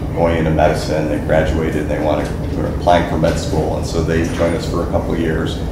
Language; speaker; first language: English; native; English